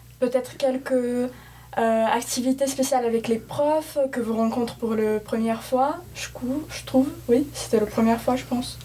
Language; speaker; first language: French; non-native, fluent; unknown